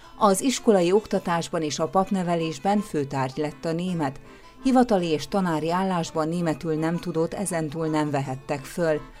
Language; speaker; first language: Hungarian; native; Hungarian